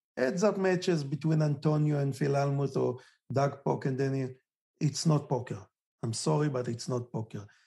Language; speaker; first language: English; non-native, fluent; Hebrew